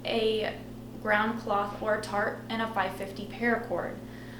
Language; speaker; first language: English; native; English